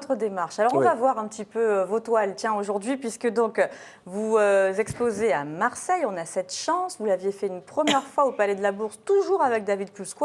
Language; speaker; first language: French; native; French